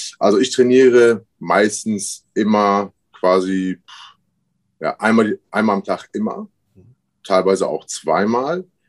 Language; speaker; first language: German; early bilingual, other home language; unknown